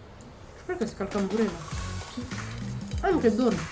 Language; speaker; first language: French; non-native, learner; Romanian